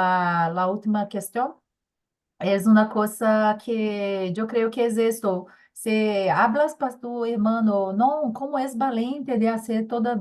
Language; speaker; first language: Spanish; non-native, learner; Portuguese